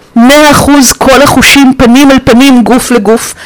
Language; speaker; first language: Hebrew; non-native, fluent; Romanian